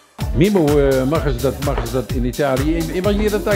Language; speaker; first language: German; non-native, learner; Dutch